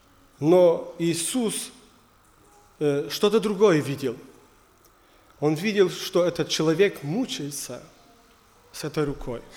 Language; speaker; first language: Russian; non-native, learner; German